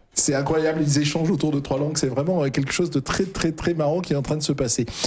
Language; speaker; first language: French; native; French